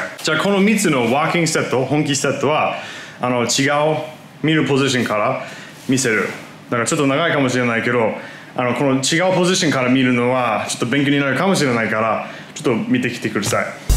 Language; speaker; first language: Japanese; non-native, fluent; English